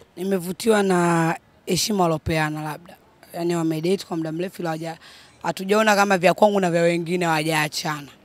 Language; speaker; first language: Swahili; native; Swahili